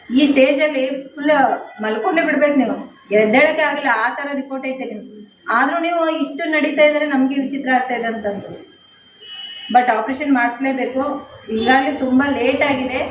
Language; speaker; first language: Kannada; native; Kannada